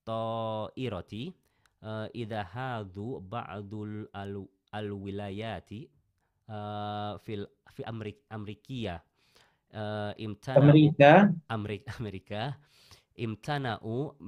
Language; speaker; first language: Arabic; non-native, learner; Indonesian